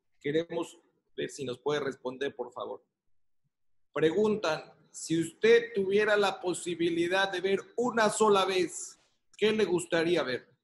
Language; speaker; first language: Spanish; native; Spanish